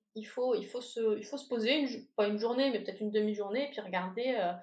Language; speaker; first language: French; native; French